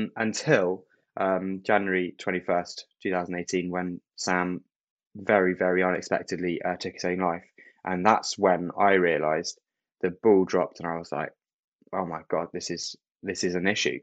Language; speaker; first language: English; native; English